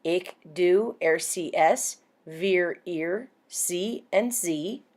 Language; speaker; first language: German; non-native, learner; English